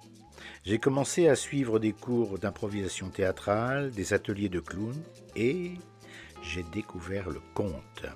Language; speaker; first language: French; native; French